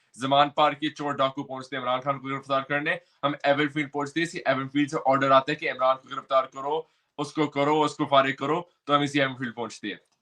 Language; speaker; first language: Urdu; early bilingual, heritage; Urdu